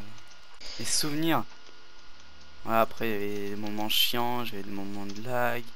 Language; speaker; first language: French; native; French